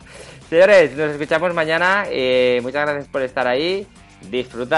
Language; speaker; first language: Spanish; native; Spanish